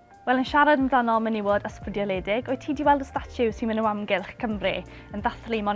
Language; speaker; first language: Welsh; native; Welsh